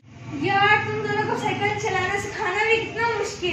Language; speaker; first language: Hindi; native; Hindi